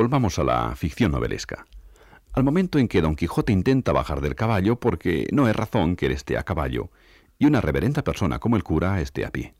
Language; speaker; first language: Spanish; native; Spanish